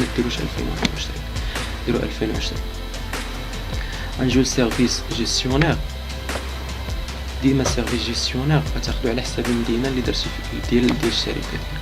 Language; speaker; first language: Arabic; native; Arabic